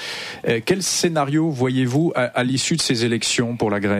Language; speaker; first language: French; native; French